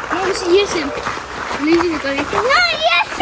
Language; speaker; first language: Armenian; early bilingual, heritage; Armenian